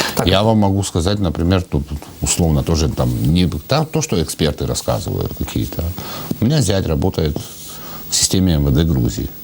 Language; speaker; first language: Russian; non-native, local second language; Georgian